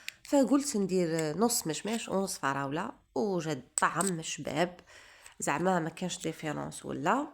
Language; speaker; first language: Arabic; native; Arabic